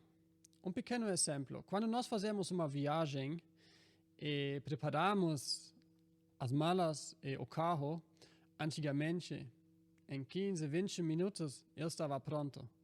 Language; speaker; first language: Portuguese; non-native, fluent; German